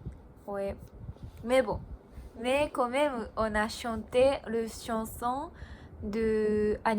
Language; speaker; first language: French; non-native, learner; Japanese